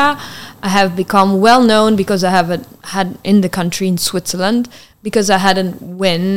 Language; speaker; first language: English; non-native, fluent; Italian